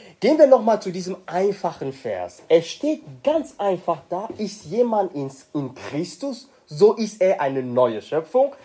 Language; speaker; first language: German; non-native, fluent; French